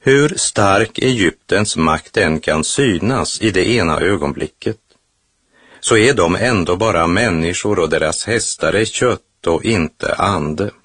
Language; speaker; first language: Swedish; native; Swedish